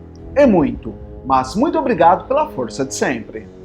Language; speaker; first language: Portuguese; native; Portuguese